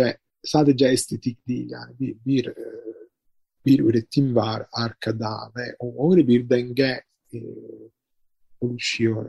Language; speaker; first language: Turkish; non-native, fluent; Italian